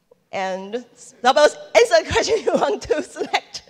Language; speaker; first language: English; non-native, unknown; Chinese